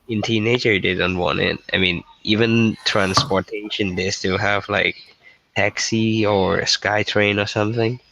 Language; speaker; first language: English; non-native, learner; Thai